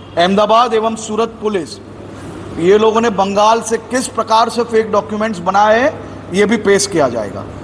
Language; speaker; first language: Hindi; non-native, local second language; Gujarati